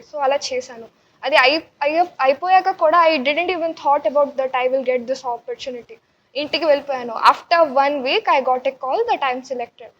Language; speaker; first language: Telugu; non-native, learner; Odia